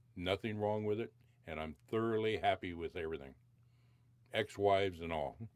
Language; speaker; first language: English; native; English